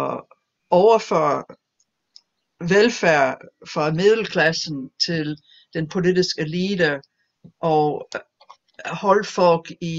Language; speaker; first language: Danish; non-native, fluent; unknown